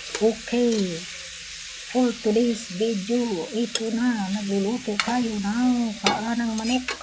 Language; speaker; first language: Filipino; non-native, local second language; Cebuano